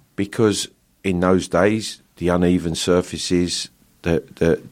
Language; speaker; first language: English; native; English